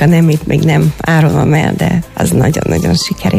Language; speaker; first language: Hungarian; non-native, fluent; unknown